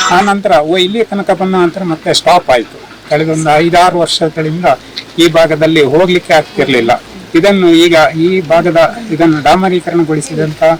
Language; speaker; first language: Kannada; native; Kannada